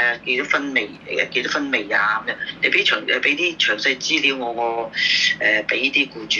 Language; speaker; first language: Cantonese; native; Cantonese